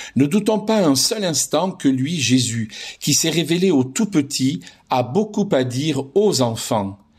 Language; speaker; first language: French; native; French